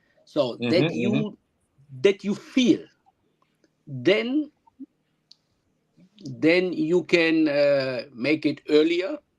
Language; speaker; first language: English; non-native, learner; German